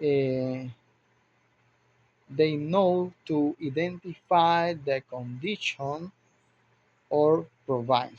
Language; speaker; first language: English; non-native, learner; Spanish